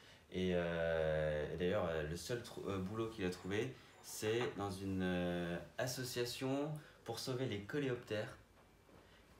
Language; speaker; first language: French; native; French